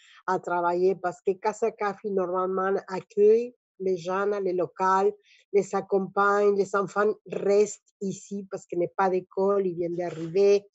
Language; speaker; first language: French; non-native, fluent; Spanish